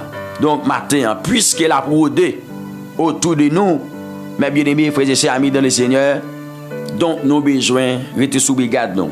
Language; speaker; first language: French; non-native, local second language; Haitian Creole